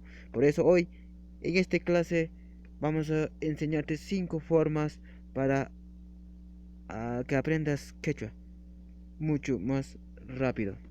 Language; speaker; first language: Spanish; non-native, local second language; Quechua